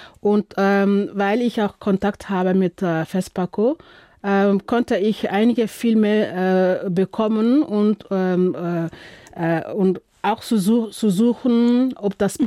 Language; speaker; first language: German; non-native, fluent; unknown